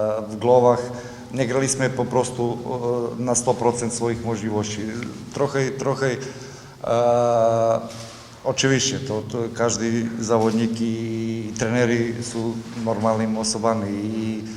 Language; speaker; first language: Polish; non-native, learner; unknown